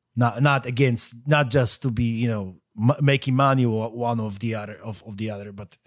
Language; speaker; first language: English; non-native, fluent; Polish